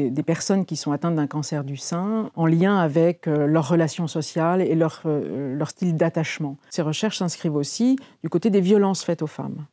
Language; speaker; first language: French; native; French